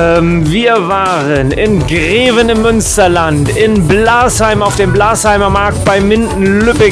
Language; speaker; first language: German; native; German